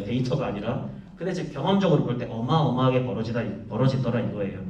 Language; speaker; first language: Korean; native; Korean